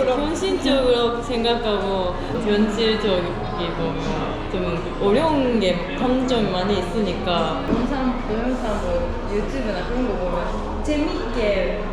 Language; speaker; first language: Korean; non-native, learner; Japanese